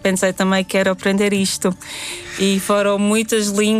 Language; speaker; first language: Portuguese; non-native, fluent; Latvian